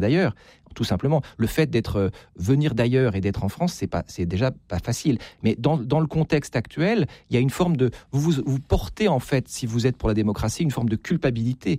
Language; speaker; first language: French; native; French